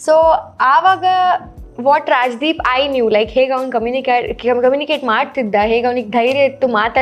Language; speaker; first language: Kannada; non-native, local second language; Konkani